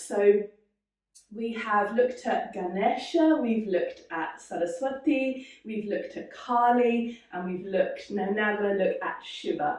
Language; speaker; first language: English; native; English